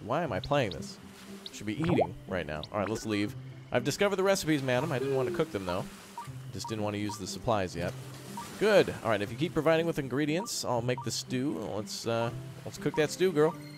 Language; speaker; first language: English; native; English